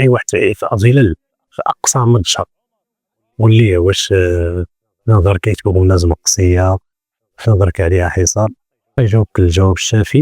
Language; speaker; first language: Arabic; native; Arabic